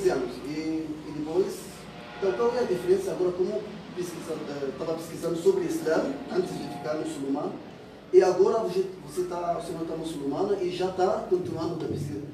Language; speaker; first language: Portuguese; non-native, fluent; Arabic